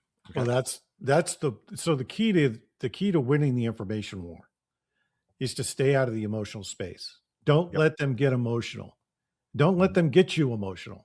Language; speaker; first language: English; native; English